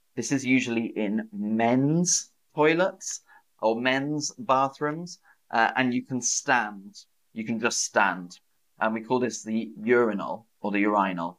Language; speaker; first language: English; native; English